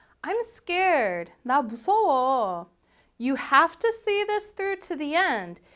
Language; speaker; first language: English; native; English